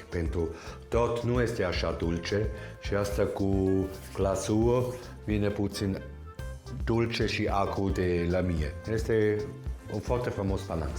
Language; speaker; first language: Romanian; non-native, learner; Swiss German